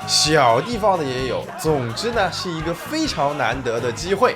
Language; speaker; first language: Chinese; native; Chinese